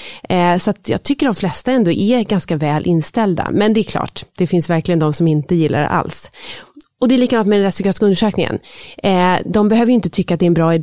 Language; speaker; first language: Swedish; native; Swedish